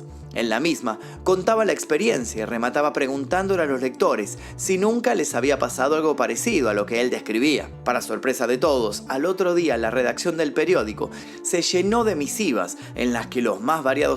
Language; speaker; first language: Spanish; native; Spanish